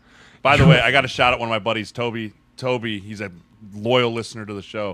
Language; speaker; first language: English; native; English